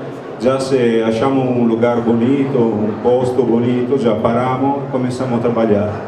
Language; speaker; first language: Portuguese; non-native, fluent; Italian